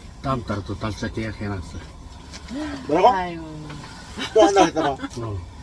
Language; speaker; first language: Korean; native; Korean